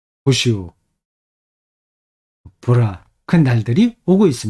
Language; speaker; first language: Korean; native; Korean